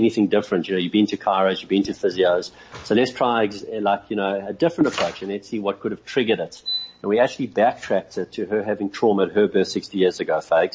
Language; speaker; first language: English; native; English